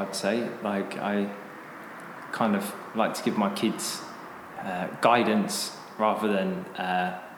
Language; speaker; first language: English; native; English